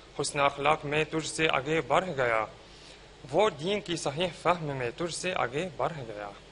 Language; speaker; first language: Urdu; non-native, fluent; Arabic